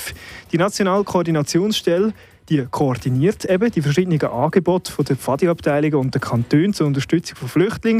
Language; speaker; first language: German; native; German